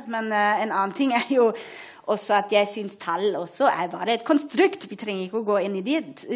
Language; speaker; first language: Norwegian; non-native, fluent; German